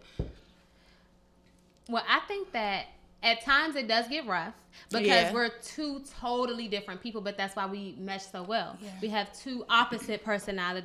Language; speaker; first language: English; native; English